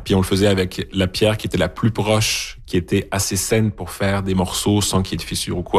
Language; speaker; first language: French; native; French